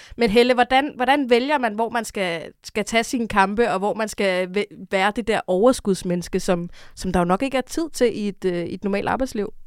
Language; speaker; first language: Danish; native; Danish